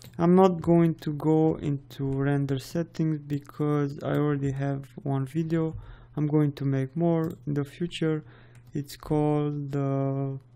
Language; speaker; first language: English; non-native, fluent; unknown